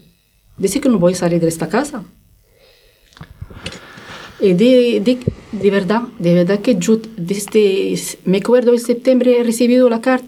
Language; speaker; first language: Spanish; non-native, learner; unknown